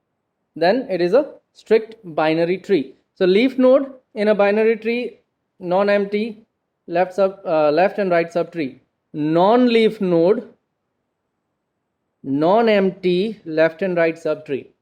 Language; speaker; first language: English; non-native, local second language; Gujarati